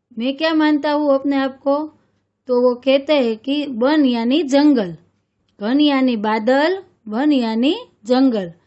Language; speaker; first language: Hindi; non-native, local second language; Gujarati